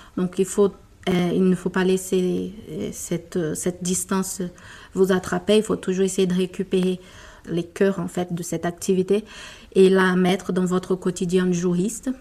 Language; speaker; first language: French; non-native, fluent; Portuguese